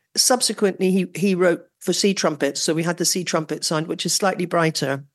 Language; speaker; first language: English; native; English